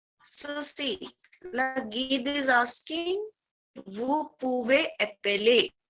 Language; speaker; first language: French; non-native, fluent; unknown